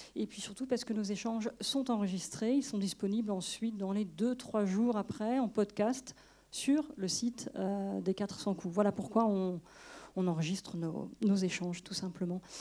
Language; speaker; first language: French; native; French